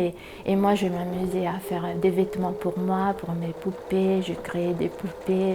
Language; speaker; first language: French; non-native, fluent; Italian